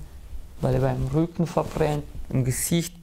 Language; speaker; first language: German; early bilingual, other home language; Kurdish